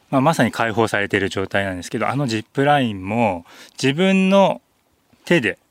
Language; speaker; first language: Japanese; native; Japanese